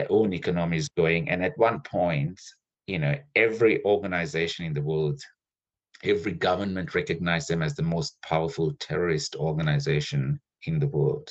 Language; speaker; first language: English; non-native, local second language; Sinhala